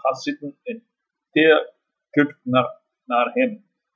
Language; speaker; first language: Dutch; non-native, learner; Spanish